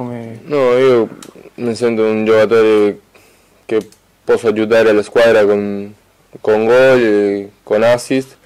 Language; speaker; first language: Italian; non-native, fluent; Spanish